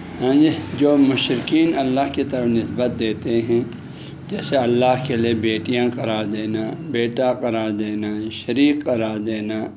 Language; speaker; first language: Urdu; non-native, local second language; Balti